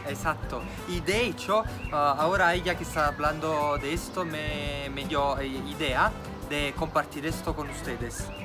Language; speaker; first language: Spanish; non-native, fluent; Italian